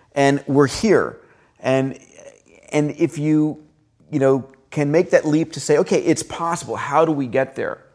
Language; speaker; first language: English; early bilingual, other home language; Greek